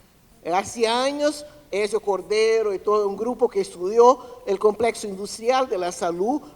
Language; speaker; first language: Spanish; non-native, fluent; Portuguese